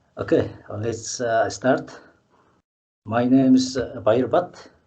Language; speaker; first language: English; non-native, learner; Mongolian